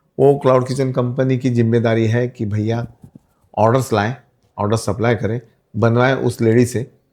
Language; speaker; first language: Hindi; non-native, local second language; Marathi